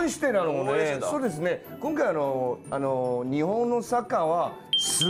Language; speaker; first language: Japanese; non-native, learner; Chinese